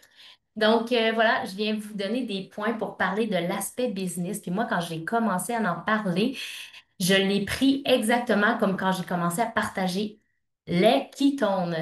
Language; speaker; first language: French; native; French